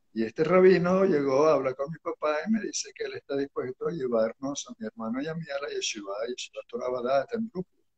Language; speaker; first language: Spanish; early bilingual, other home language; Hebrew